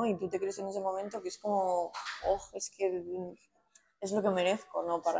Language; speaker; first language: Spanish; native; Spanish